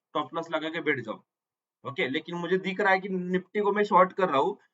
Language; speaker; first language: Hindi; non-native, local second language; Marathi